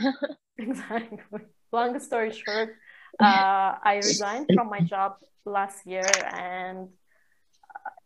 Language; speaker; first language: English; non-native, fluent; Persian